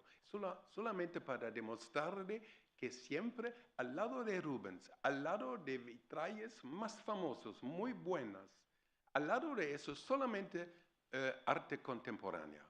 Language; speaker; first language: Spanish; non-native, fluent; German